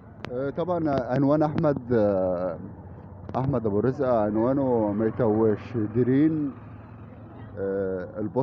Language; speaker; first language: Arabic; native; Arabic